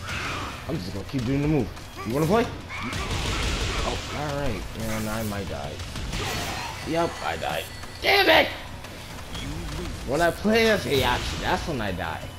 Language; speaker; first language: English; native; English